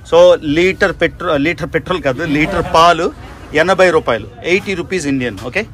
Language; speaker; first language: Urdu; non-native, local second language; Telugu